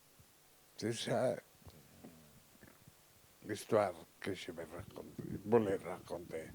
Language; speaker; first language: French; non-native, learner; Catalan